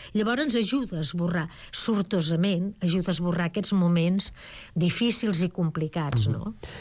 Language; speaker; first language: Catalan; native; Catalan